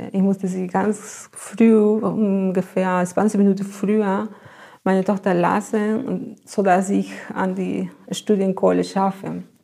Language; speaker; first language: German; non-native, fluent; Spanish